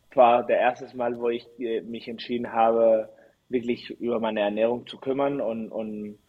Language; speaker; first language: German; early bilingual, heritage; Spanish